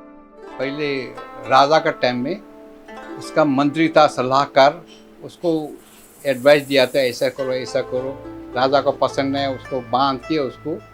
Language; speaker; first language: Hindi; non-native, local second language; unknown